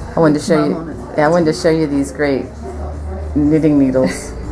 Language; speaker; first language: English; native; English